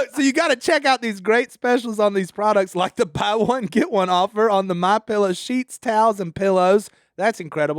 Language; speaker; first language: English; native; English